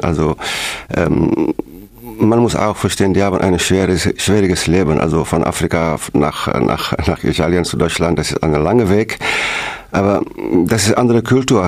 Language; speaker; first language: German; non-native, learner; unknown